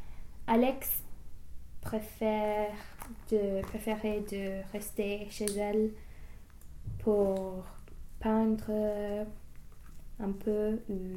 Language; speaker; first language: French; non-native, learner; English